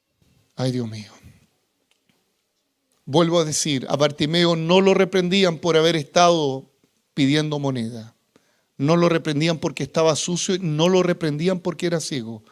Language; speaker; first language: Spanish; native; Spanish